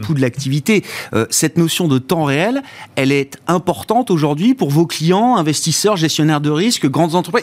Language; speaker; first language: French; native; French